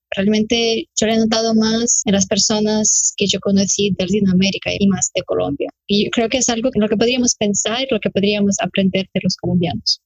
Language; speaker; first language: Spanish; non-native, fluent; Ukrainian